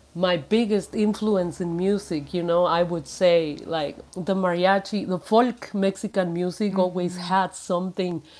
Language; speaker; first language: English; non-native, fluent; Spanish